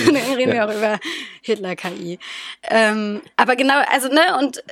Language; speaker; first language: German; native; German